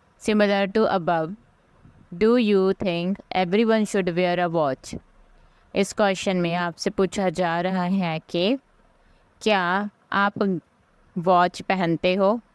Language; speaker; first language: Hindi; native; Hindi